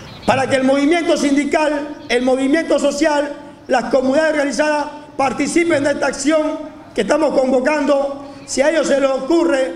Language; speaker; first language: Spanish; native; Spanish